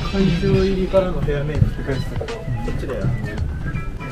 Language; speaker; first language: Japanese; native; Japanese